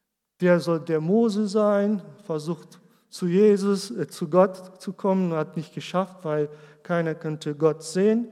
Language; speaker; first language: German; non-native, learner; Portuguese